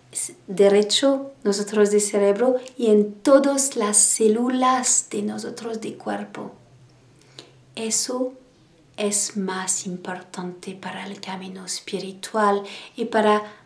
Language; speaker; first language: Spanish; non-native, learner; French